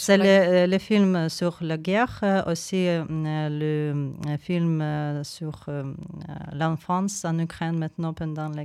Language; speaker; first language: French; non-native, fluent; Ukrainian